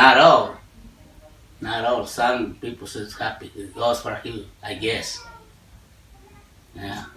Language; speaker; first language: English; non-native, learner; Spanish